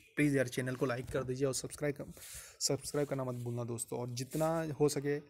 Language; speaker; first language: Hindi; native; Hindi